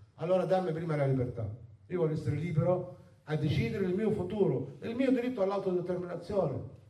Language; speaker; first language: Italian; non-native, fluent; Arabic